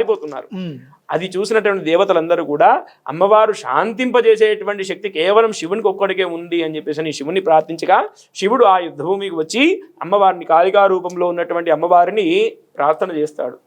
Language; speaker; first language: Telugu; native; Telugu